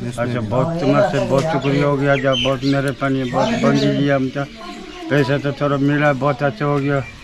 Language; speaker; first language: Hindi; non-native, learner; Tibetan